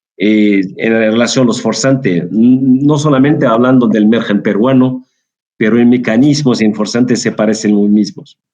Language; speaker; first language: Spanish; non-native, fluent; Arabic